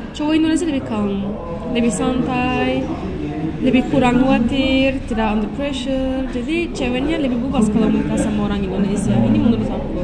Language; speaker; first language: Indonesian; non-native, fluent; Turkish